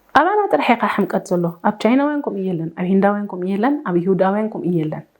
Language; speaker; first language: Tigrinya; early bilingual, heritage; Tigrinya